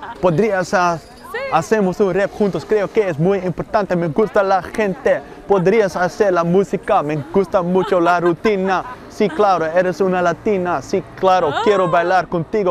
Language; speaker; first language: Spanish; non-native, learner; Dutch